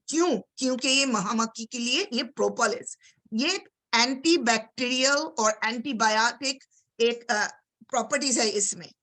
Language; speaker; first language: Hindi; non-native, local second language; Bangla